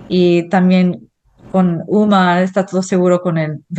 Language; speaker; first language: Spanish; non-native, fluent; English